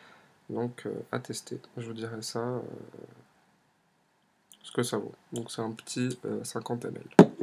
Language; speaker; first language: French; native; French